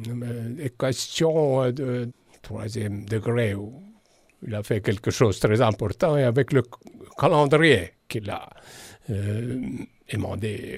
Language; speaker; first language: French; non-native, fluent; Estonian